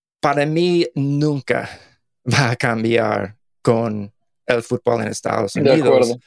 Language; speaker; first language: Spanish; non-native, learner; English